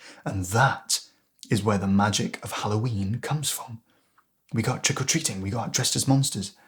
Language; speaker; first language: English; native; English